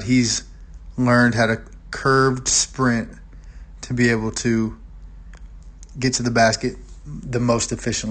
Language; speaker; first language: English; native; English